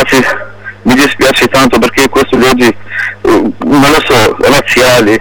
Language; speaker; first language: Italian; non-native, local second language; Arabic